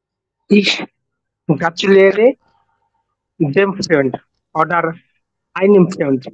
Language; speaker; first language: German; non-native, learner; Bangla